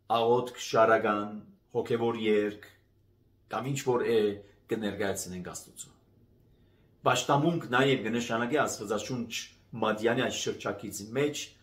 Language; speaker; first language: Armenian; native; Armenian